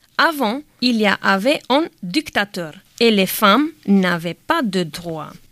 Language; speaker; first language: French; non-native, learner; Albanian